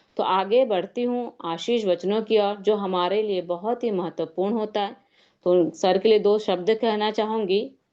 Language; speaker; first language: Hindi; native; Hindi